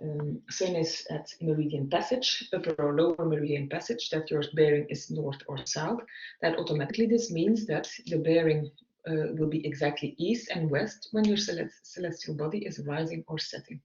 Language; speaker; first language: English; non-native, fluent; Dutch